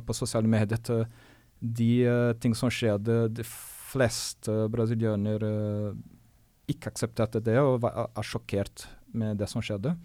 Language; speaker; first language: Norwegian; non-native, fluent; Portuguese